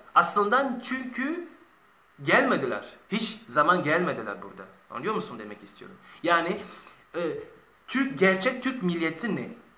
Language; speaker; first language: Turkish; non-native, learner; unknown